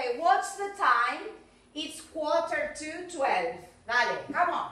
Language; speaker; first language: English; non-native, fluent; Spanish